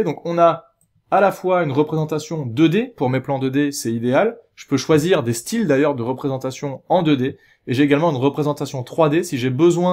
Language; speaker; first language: French; native; French